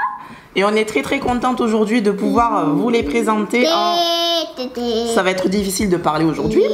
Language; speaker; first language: French; native; French